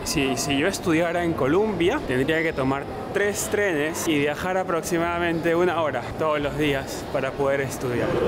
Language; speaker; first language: Spanish; native; Spanish